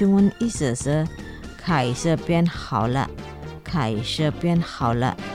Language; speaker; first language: Chinese; non-native, learner; Indonesian